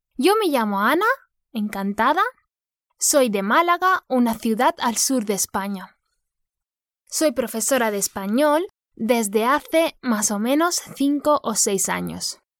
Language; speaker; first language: Spanish; native; Spanish